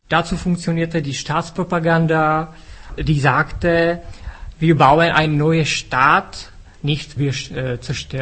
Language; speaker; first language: German; non-native, fluent; Czech